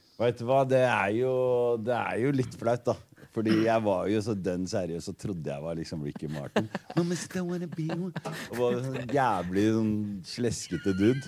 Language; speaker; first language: Norwegian; early bilingual, other home language; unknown